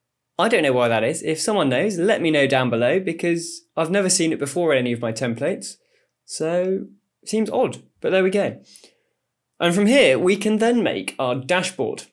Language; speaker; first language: English; native; English